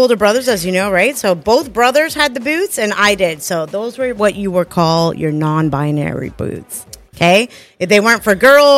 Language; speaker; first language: English; non-native, fluent; Spanish